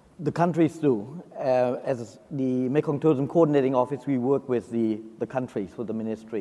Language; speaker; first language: English; non-native, learner; Chinese